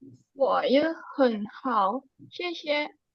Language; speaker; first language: Chinese; non-native, learner; Indonesian